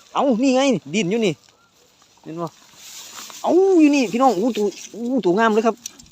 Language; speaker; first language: Thai; native; Thai